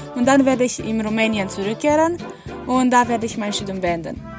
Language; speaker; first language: German; non-native, learner; Romanian